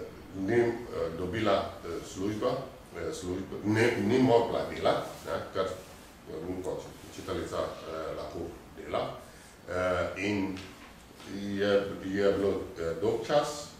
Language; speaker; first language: Slovenian; non-native, fluent; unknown